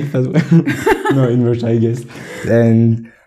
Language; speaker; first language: English; non-native, fluent; French